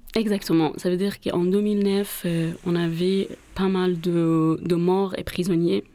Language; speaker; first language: French; non-native, fluent; Persian